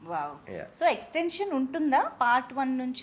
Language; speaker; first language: Telugu; native; Telugu